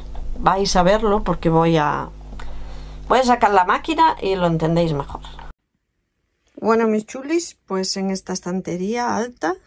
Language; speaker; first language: Spanish; native; Spanish